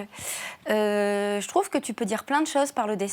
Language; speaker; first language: French; native; French